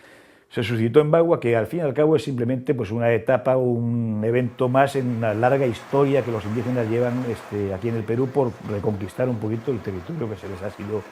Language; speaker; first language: Spanish; native; Spanish